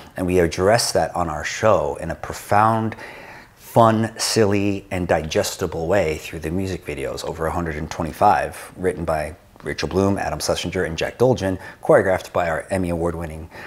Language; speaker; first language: English; native; English